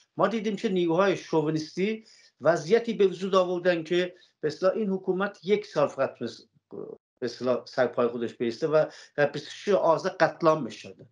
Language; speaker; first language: Persian; non-native, local second language; Azerbaijani